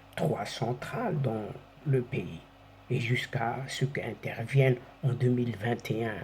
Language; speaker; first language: French; non-native, local second language; Arabic